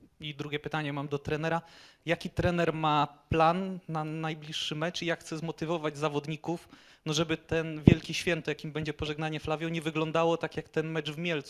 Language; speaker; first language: Polish; native; Polish